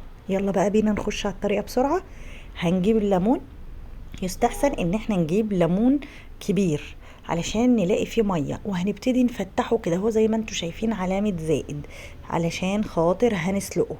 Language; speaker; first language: Arabic; native; Arabic